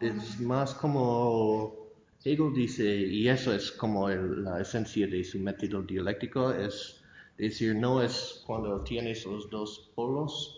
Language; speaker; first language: Spanish; non-native, fluent; English